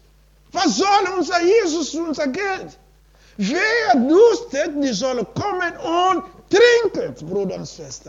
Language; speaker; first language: German; non-native, learner; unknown